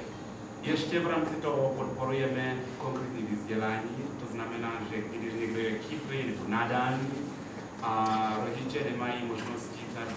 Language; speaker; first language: Czech; non-native, learner; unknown